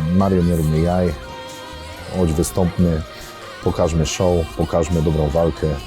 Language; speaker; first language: Polish; native; Polish